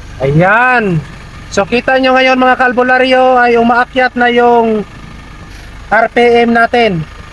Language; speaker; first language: Filipino; non-native, local second language; Cebuano